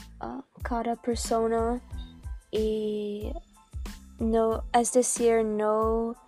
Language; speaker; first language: Spanish; non-native, learner; English